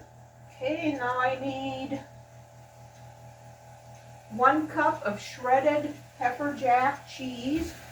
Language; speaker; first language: English; native; English